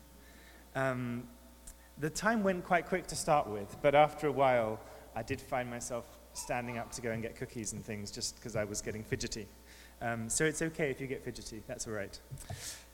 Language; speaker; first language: English; native; English